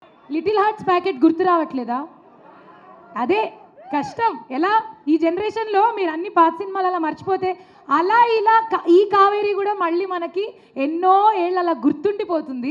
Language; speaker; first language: Telugu; native; Telugu